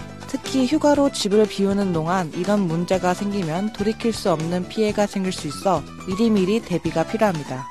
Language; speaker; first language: Korean; native; Korean